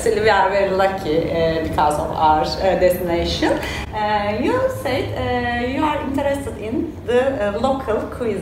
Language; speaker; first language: English; non-native, learner; Turkish